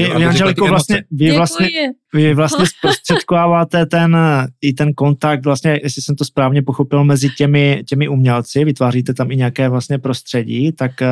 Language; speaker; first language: Czech; native; Czech